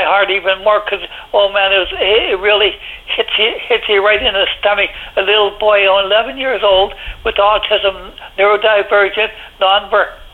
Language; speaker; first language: English; native; English